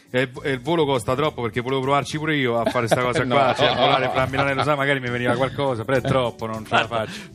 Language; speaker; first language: Italian; native; Italian